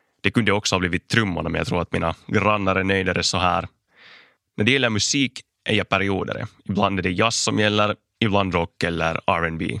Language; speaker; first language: Swedish; native; Swedish